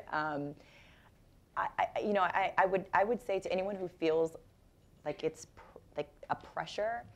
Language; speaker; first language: English; native; English